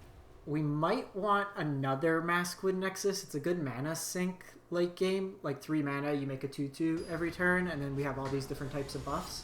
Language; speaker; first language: English; native; English